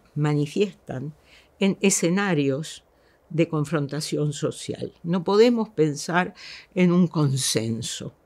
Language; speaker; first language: Spanish; native; Spanish